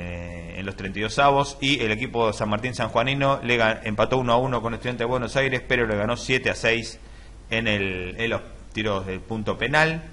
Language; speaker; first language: Spanish; native; Spanish